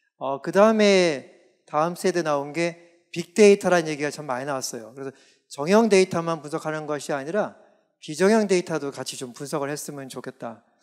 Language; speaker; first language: Korean; native; Korean